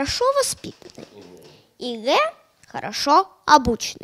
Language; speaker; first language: Russian; native; Russian